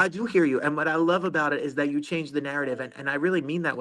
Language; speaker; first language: English; native; English